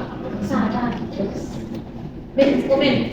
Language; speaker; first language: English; non-native, learner; Indonesian